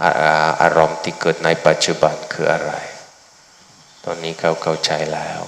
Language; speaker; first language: Thai; non-native, fluent; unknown